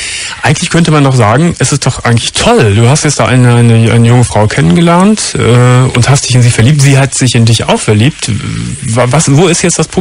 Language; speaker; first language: German; native; German